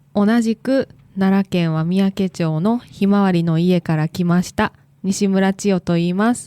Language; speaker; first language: Japanese; native; Japanese